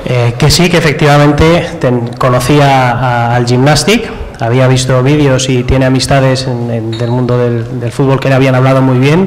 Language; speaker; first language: Spanish; native; Spanish